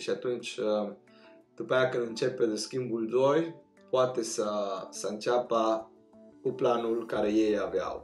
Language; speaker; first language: Romanian; non-native, fluent; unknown